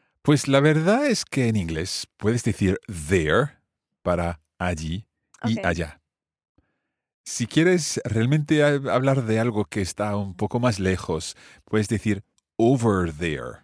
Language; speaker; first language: Spanish; non-native, fluent; English